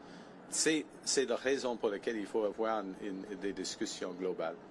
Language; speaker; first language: French; non-native, fluent; English